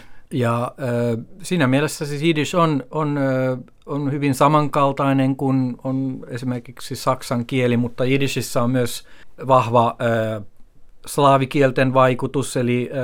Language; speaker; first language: Finnish; native; Finnish